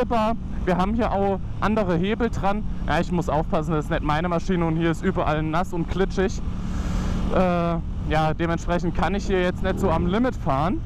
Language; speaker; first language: German; native; German